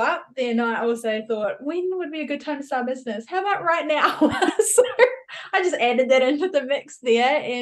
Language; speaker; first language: English; native; English